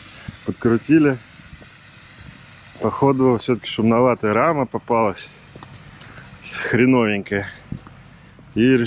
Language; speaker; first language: Russian; native; Russian